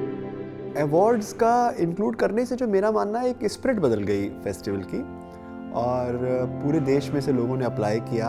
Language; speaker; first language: Hindi; native; Hindi